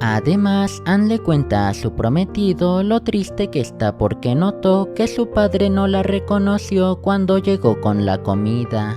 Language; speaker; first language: Spanish; native; Spanish